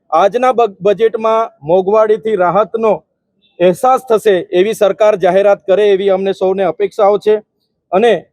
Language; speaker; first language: Gujarati; non-native, local second language; Vasavi